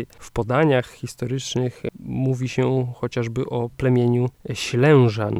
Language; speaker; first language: Polish; native; Polish